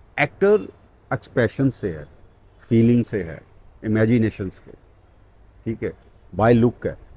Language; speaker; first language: Hindi; non-native, local second language; Punjabi